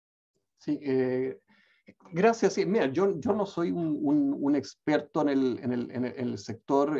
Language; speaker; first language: Spanish; native; Spanish